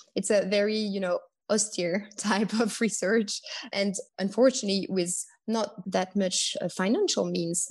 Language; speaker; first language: English; non-native, fluent; French